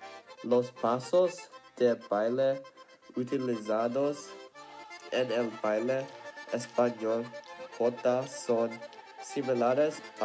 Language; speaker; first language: Spanish; non-native, learner; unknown